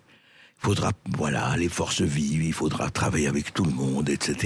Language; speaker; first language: French; native; French